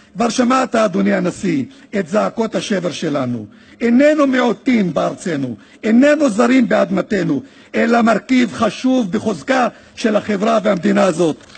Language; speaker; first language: Hebrew; non-native, local second language; Arabic